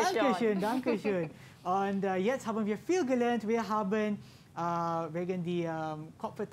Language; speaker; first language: German; non-native, learner; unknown